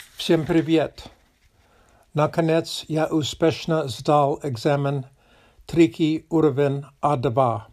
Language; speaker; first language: Russian; non-native, learner; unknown